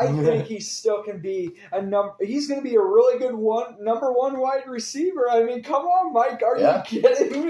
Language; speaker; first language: English; native; English